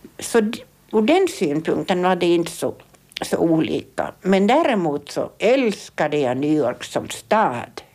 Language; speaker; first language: Swedish; native; Swedish